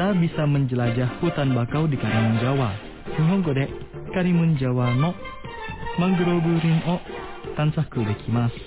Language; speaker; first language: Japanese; non-native, fluent; Indonesian